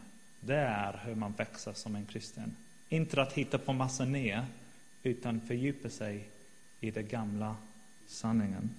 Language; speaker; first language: Swedish; non-native, fluent; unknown